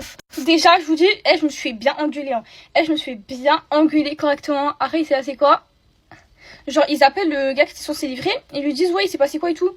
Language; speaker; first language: French; native; French